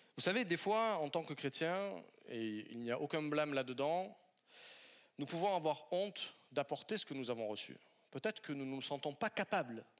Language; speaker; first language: French; native; French